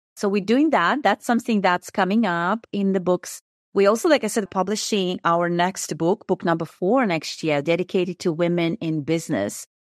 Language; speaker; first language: English; non-native, fluent; Russian